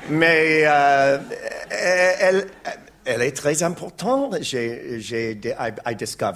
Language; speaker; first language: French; non-native, learner; English